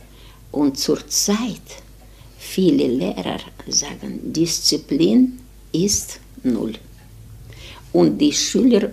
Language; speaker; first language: German; non-native, fluent; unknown